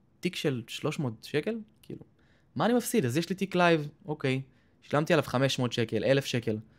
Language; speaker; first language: Hebrew; native; Hebrew